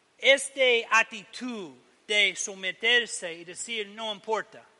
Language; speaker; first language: Spanish; non-native, learner; English